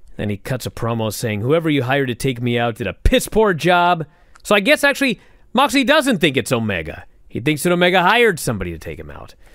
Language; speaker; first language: English; native; English